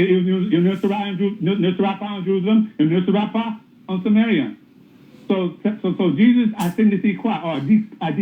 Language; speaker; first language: French; non-native, learner; English